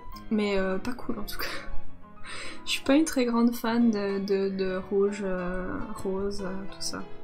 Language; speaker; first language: French; native; French